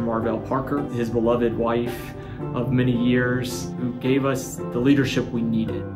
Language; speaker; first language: English; native; English